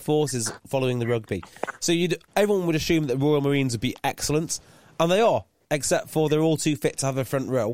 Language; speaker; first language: English; native; English